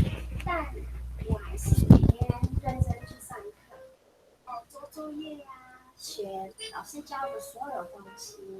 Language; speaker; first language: Chinese; non-native, fluent; Mongolian